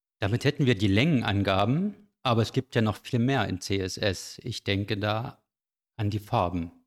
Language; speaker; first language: German; native; German